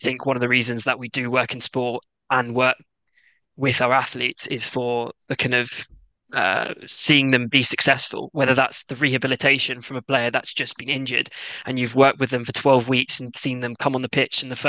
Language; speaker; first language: English; native; English